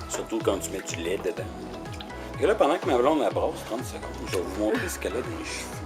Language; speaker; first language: French; native; French